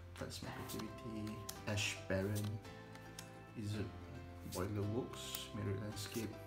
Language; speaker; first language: English; non-native, local second language; Malay